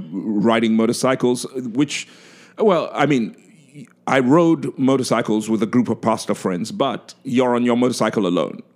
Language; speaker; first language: English; non-native, local second language; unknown